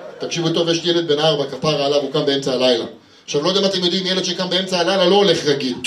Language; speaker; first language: Hebrew; native; Hebrew